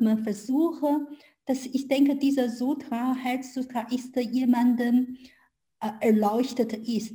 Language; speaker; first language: German; non-native, learner; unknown